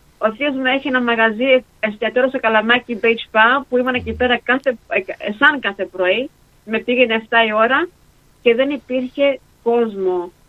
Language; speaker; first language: Greek; early bilingual, heritage; Greek